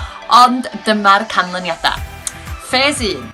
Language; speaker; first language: Welsh; native; Welsh